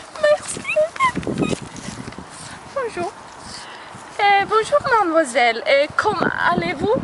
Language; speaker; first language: French; non-native, learner; Swedish